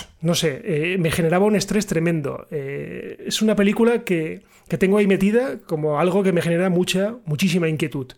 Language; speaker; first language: Spanish; native; Spanish